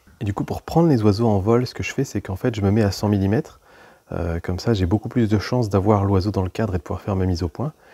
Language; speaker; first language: French; native; French